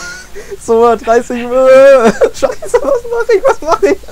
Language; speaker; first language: German; native; German